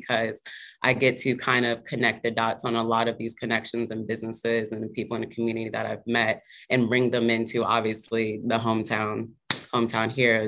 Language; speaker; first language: English; native; English